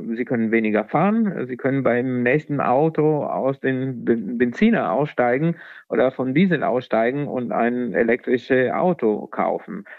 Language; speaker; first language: German; native; German